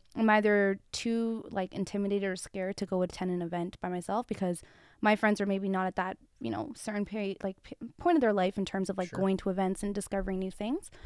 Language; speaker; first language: English; early bilingual, other home language; Tigrinya